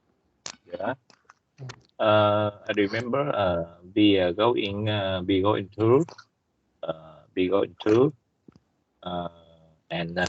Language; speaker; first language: English; non-native, learner; Vietnamese